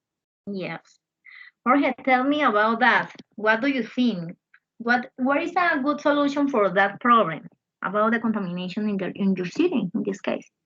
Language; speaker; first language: English; non-native, fluent; Spanish